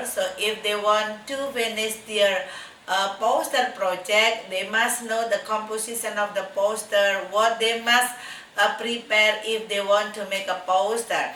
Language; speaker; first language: English; non-native, fluent; Indonesian